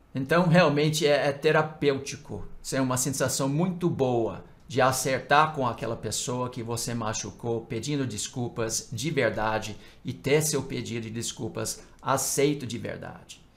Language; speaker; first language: Portuguese; non-native, fluent; English